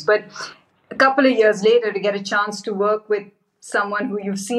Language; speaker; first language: English; non-native, local second language; Hindi